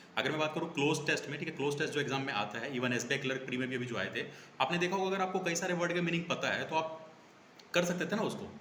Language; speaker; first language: Hindi; native; Hindi